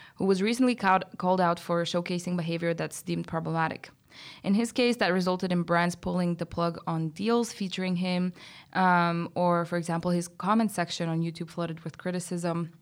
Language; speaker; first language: English; non-native, fluent; Bulgarian